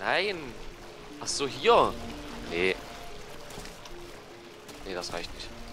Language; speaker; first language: German; native; German